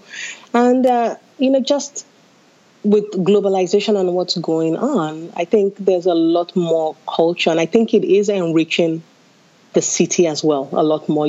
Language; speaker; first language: English; non-native, local second language; Yoruba